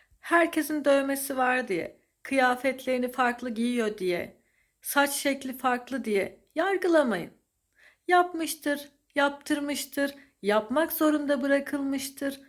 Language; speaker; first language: Turkish; native; Turkish